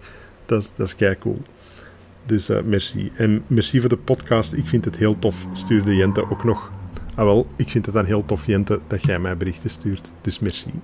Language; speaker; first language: Dutch; native; Dutch